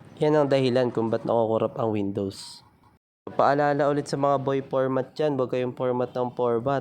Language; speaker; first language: Filipino; native; Filipino